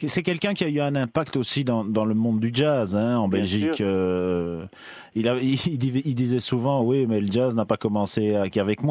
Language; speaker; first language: French; native; French